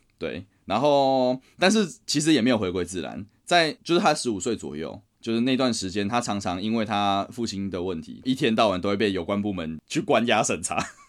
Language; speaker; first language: Chinese; native; Chinese